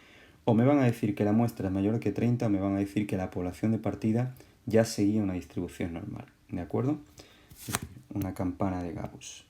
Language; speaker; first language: Spanish; native; Spanish